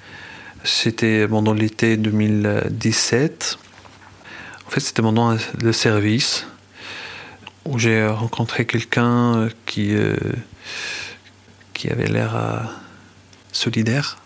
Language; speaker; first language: French; non-native, fluent; Arabic